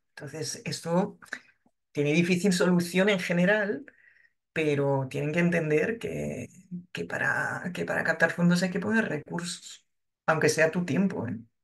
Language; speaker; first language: Spanish; non-native, fluent; French